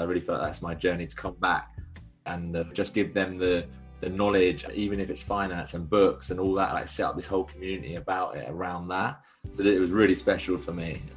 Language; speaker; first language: English; native; English